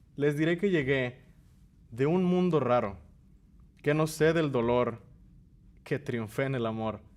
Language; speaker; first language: Spanish; early bilingual, other home language; English